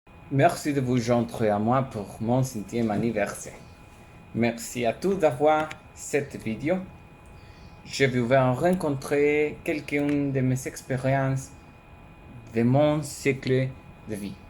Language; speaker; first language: French; non-native, learner; Spanish